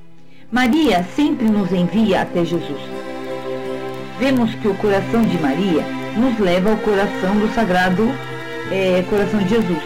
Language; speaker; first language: Portuguese; native; Portuguese